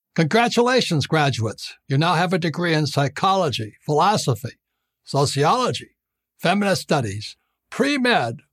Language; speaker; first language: English; native; English